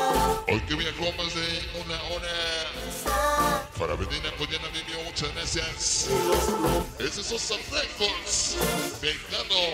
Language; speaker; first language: Spanish; native; Spanish